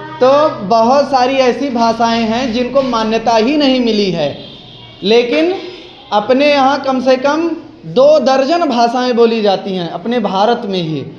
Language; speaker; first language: Hindi; native; Hindi